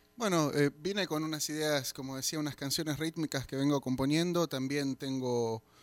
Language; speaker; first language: Spanish; native; Spanish